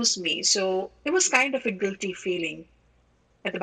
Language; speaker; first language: English; non-native, local second language; Malayalam